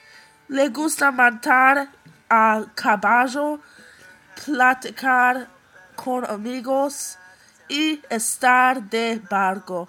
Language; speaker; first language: Spanish; non-native, learner; English